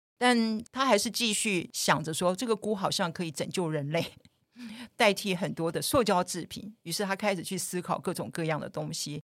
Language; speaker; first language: Chinese; native; Chinese